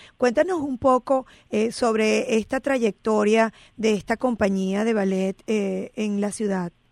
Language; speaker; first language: Spanish; native; Spanish